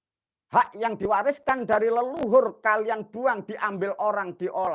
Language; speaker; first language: Indonesian; non-native, local second language; Javanese